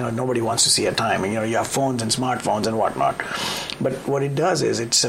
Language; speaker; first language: English; non-native, local second language; Gujarati